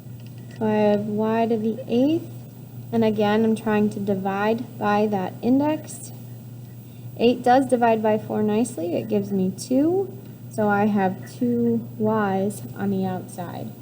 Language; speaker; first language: English; native; English